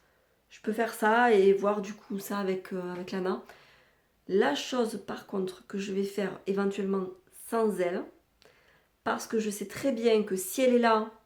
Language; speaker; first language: French; native; French